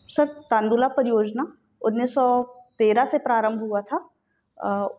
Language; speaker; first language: Hindi; native; Hindi